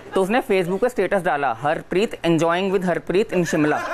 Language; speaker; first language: Hindi; native; Hindi